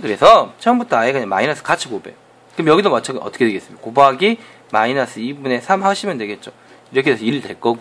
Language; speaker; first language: Korean; native; Korean